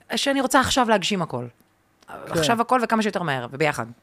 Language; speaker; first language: Hebrew; early bilingual, other home language; Russian